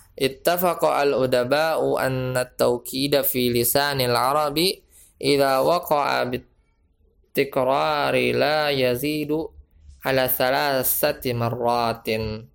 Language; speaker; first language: Arabic; non-native, fluent; Indonesian